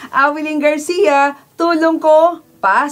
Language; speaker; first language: Filipino; native; Filipino